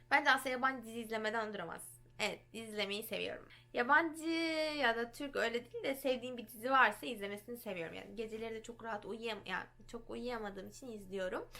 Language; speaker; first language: Turkish; early bilingual, heritage; Turkish